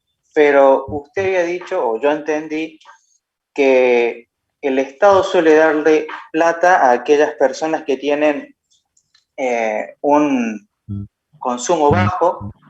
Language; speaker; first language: Spanish; native; Spanish